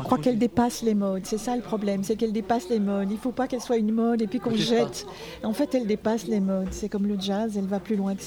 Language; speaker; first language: French; native; French